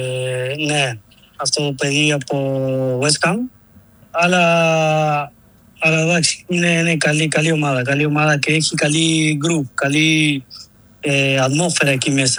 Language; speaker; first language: Greek; non-native, learner; Spanish